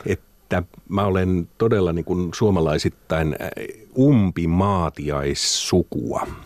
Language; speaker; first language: Finnish; native; Finnish